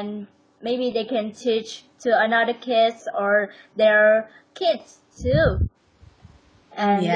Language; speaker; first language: English; non-native, learner; Vietnamese